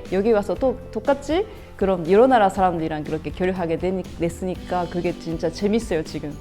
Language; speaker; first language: Korean; non-native, fluent; Japanese